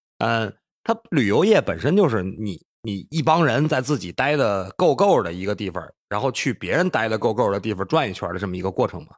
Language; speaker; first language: Chinese; native; Chinese